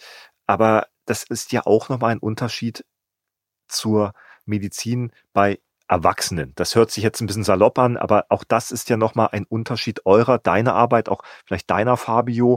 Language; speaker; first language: German; native; German